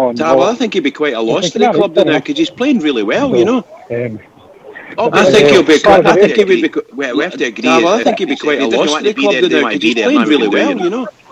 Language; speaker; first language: English; native; English